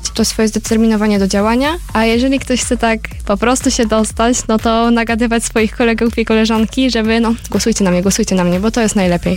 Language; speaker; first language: Polish; native; Polish